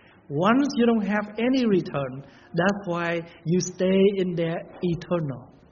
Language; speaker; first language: English; non-native, learner; Vietnamese